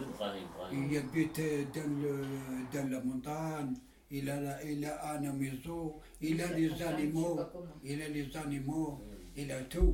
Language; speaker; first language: French; non-native, local second language; Arabic